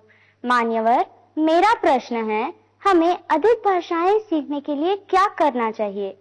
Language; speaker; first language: Hindi; non-native, local second language; Telugu